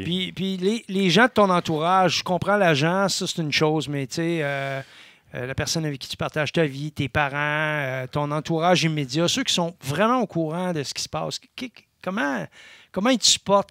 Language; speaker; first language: French; native; French